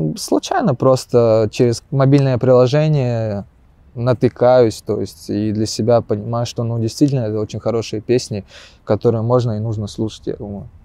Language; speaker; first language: Russian; native; Russian